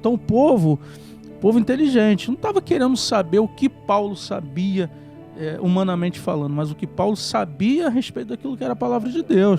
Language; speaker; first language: Portuguese; native; Portuguese